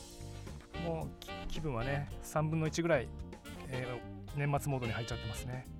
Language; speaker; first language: Japanese; native; Japanese